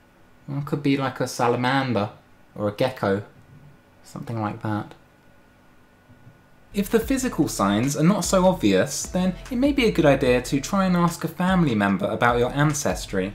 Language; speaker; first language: English; native; English